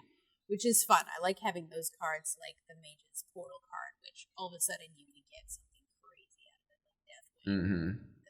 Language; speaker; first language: English; native; English